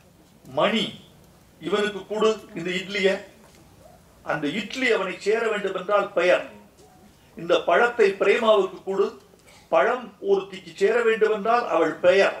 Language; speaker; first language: Tamil; native; Tamil